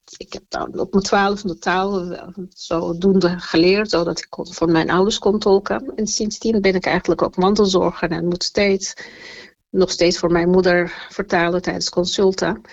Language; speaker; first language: Dutch; early bilingual, other home language; Turkish